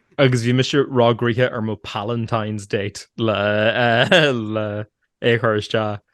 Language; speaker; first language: Irish; native; Irish